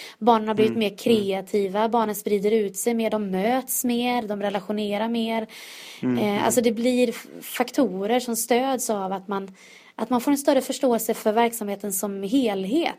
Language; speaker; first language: Swedish; native; Swedish